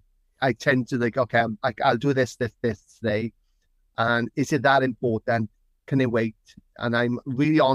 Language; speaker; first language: English; native; English